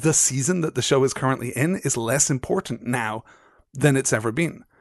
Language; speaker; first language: English; native; English